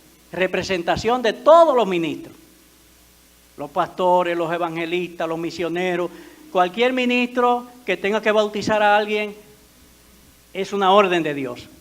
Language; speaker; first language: Spanish; native; Spanish